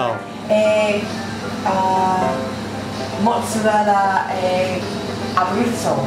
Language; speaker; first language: Italian; non-native, learner; English